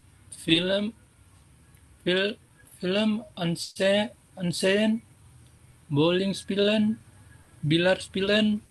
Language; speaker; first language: German; non-native, learner; Indonesian